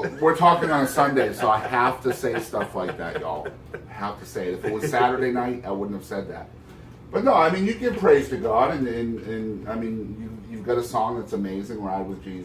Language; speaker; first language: English; native; English